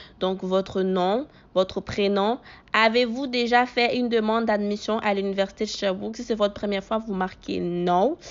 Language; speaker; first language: French; native; French